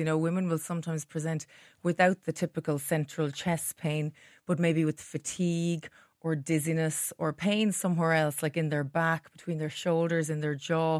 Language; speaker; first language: English; native; English